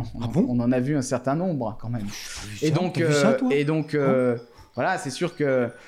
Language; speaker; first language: French; native; French